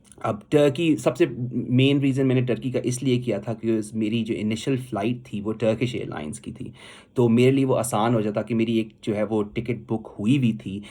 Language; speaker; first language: Urdu; non-native, local second language; Punjabi